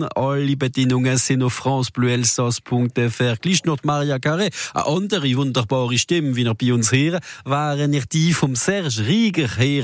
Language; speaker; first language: German; native; German